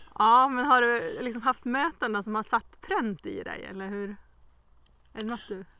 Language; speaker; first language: Swedish; native; Swedish